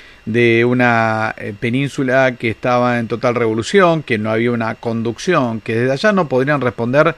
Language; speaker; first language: Spanish; native; Spanish